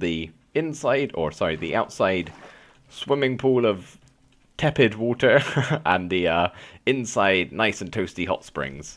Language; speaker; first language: English; native; English